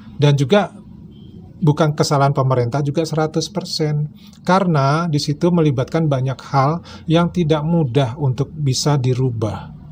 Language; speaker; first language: Indonesian; native; Indonesian